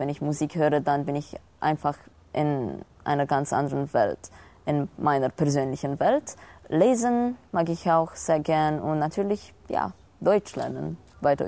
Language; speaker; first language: German; non-native, fluent; Romanian